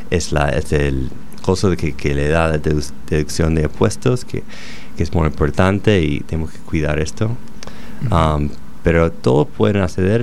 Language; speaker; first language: Spanish; non-native, fluent; English